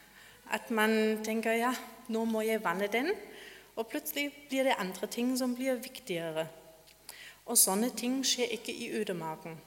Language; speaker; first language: Norwegian; non-native, fluent; German